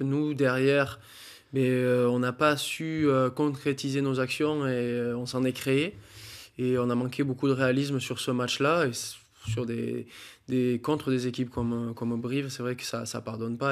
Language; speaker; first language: French; native; French